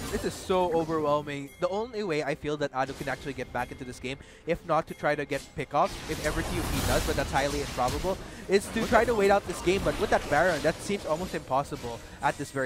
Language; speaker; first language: English; non-native, local second language; Filipino